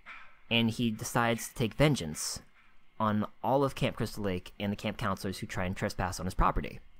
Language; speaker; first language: English; native; English